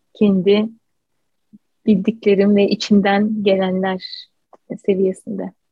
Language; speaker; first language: Turkish; native; Turkish